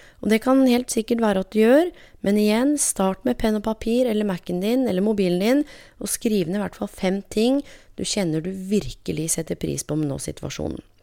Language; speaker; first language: Norwegian; native; Norwegian